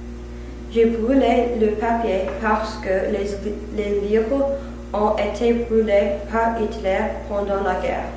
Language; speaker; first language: French; non-native, learner; English